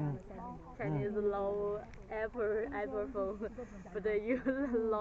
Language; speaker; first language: English; non-native, learner; Chinese